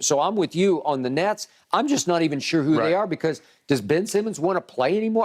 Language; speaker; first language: English; native; English